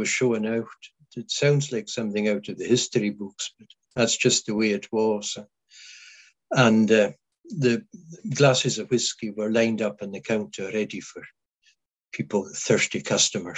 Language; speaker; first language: English; non-native, local second language; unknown